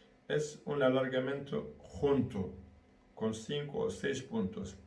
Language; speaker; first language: Spanish; non-native, learner; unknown